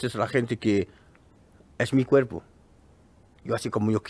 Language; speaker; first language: Spanish; non-native, learner; French